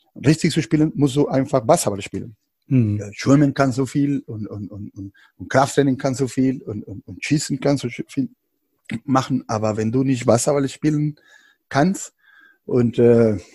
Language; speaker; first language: German; non-native, learner; Spanish